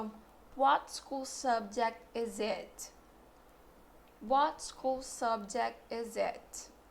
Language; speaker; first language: English; non-native, fluent; Portuguese